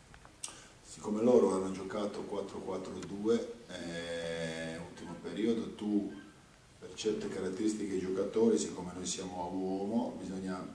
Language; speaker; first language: Italian; non-native, fluent; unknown